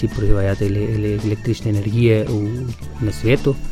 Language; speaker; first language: Slovenian; non-native, fluent; Spanish